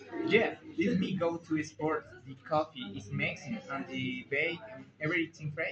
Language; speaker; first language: English; non-native, learner; Spanish